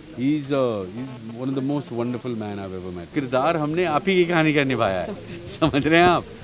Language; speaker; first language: Hindi; native; Hindi